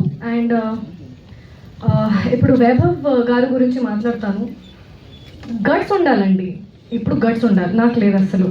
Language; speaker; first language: Telugu; non-native, local second language; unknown